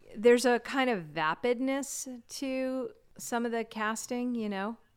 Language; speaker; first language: English; native; English